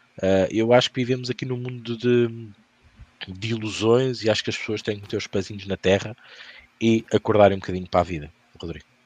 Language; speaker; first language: Portuguese; native; Portuguese